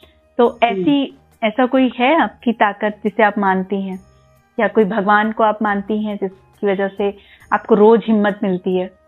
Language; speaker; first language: Hindi; native; Hindi